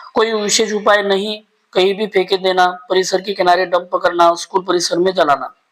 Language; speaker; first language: Hindi; non-native, local second language; Marathi